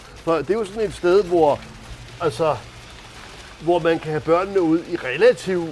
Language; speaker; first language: Danish; native; Danish